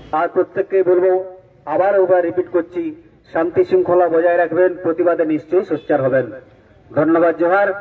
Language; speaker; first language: Bangla; native; Bangla